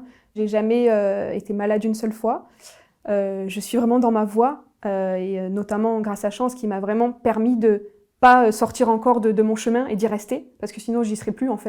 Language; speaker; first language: French; native; French